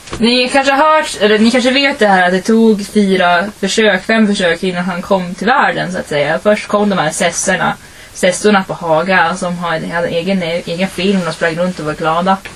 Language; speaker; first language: Swedish; early bilingual, other home language; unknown